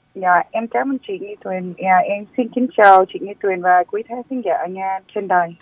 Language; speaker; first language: Vietnamese; early bilingual, heritage; Vietnamese